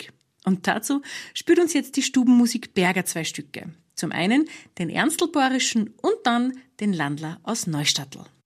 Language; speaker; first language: German; native; German